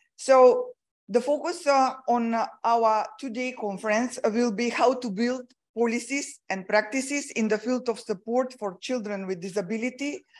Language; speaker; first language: English; non-native, fluent; Macedonian